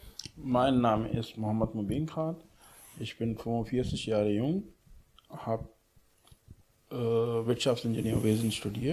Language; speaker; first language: German; non-native, fluent; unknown